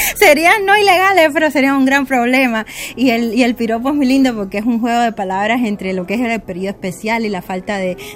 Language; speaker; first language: Spanish; native; Spanish